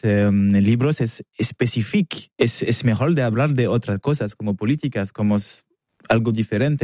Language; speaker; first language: Spanish; non-native, fluent; French